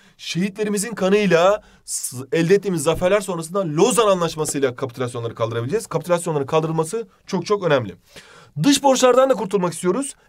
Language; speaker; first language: Turkish; native; Turkish